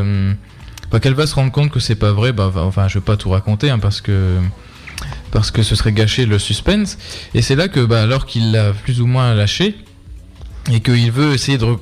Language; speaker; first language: French; native; French